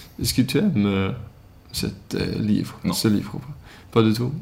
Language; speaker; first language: French; non-native, learner; Swedish